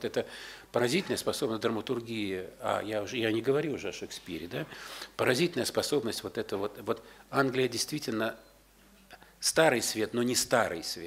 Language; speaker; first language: Russian; native; Russian